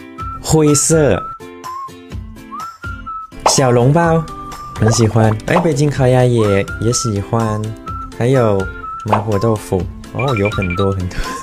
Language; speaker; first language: Chinese; non-native, learner; Thai